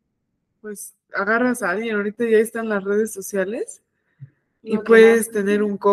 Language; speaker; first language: Spanish; native; Spanish